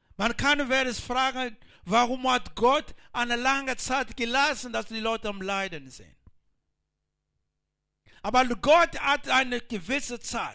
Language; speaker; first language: German; non-native, learner; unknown